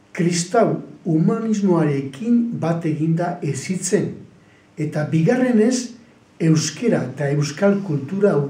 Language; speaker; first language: Basque; native; Basque